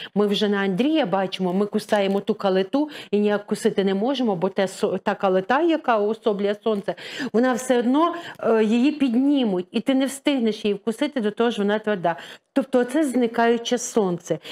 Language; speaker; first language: Ukrainian; native; Ukrainian